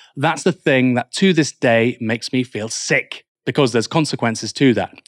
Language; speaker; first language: English; native; English